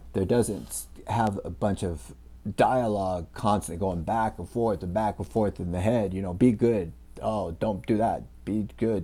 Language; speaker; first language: English; native; English